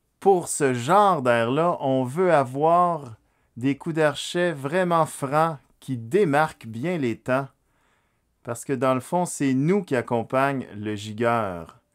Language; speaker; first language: French; native; French